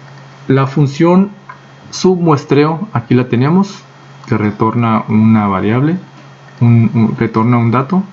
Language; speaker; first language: Spanish; native; Spanish